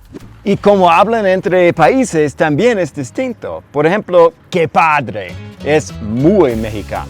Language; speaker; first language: Spanish; non-native, fluent; English